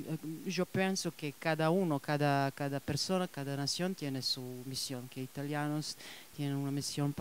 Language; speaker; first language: Spanish; non-native, fluent; Serbian